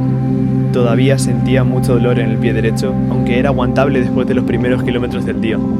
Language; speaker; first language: Spanish; native; Spanish